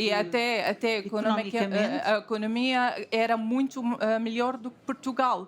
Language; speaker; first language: Portuguese; non-native, fluent; Arabic